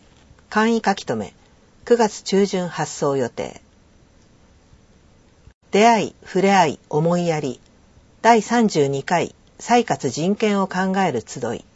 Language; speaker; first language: Japanese; native; Japanese